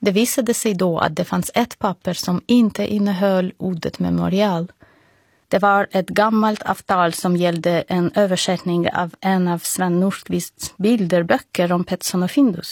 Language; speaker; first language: Swedish; non-native, fluent; Russian